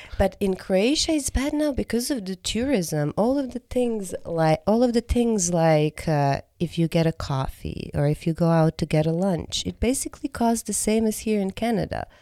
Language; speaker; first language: English; non-native, fluent; Croatian